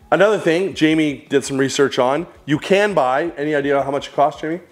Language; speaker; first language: English; native; English